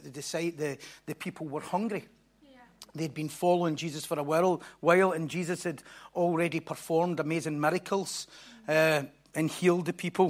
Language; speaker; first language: English; native; English